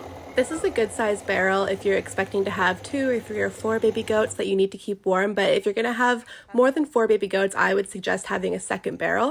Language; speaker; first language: English; native; English